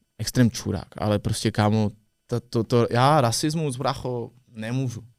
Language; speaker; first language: Czech; non-native, fluent; French